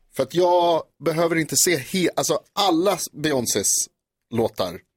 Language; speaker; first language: Swedish; native; Swedish